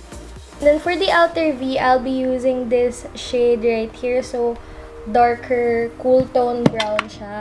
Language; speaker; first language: English; non-native, local second language; Filipino